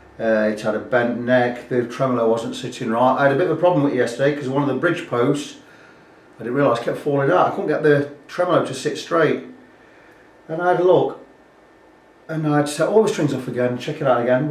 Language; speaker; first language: English; native; English